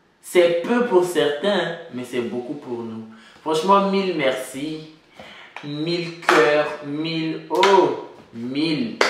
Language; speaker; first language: French; native; French